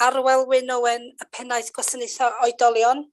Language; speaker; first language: Welsh; native; Welsh